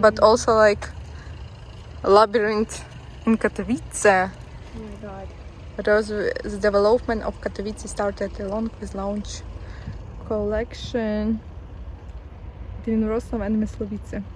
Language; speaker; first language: English; non-native, learner; Ukrainian